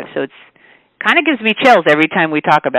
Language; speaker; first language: English; native; English